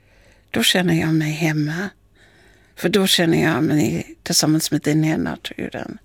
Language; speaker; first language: Swedish; non-native, fluent; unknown